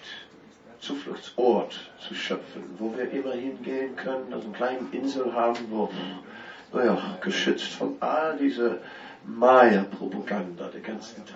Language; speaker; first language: German; non-native, fluent; Dutch